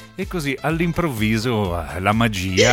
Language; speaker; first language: Italian; native; Italian